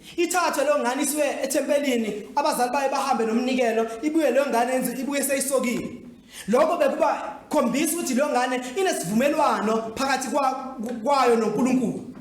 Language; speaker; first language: Zulu; native; Zulu